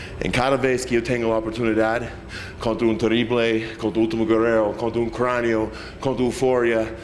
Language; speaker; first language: Spanish; non-native, fluent; English